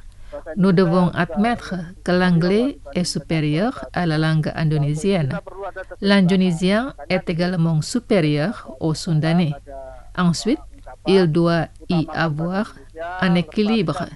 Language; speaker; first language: French; non-native, fluent; Indonesian